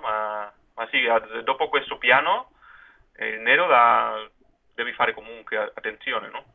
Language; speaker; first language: Italian; non-native, fluent; Spanish